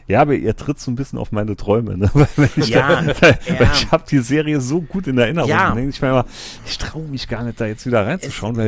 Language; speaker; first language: German; native; German